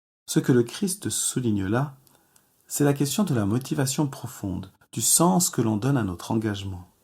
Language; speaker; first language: French; native; French